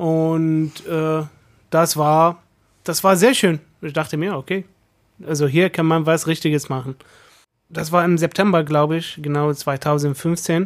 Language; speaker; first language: German; non-native, fluent; Arabic